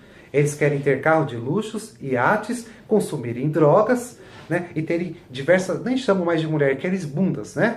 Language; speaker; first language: Portuguese; native; Portuguese